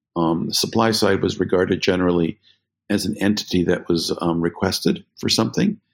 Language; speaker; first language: English; native; English